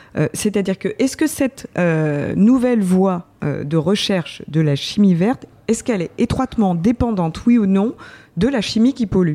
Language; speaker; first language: French; native; French